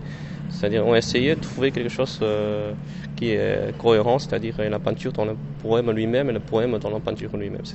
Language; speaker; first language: French; non-native, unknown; Chinese